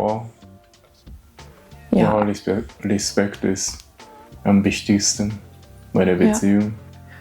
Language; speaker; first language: German; non-native, learner; Japanese